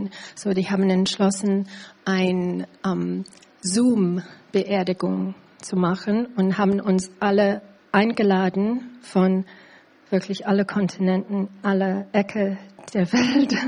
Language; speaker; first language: German; non-native, learner; English